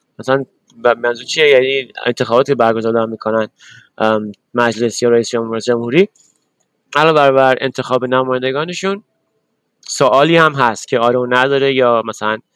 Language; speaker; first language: Persian; early bilingual, other home language; English